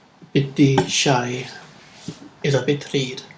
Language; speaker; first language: Arabic; non-native, learner; English